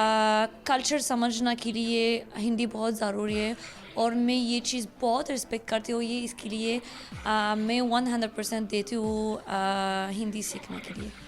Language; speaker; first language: Hindi; non-native, learner; Arabic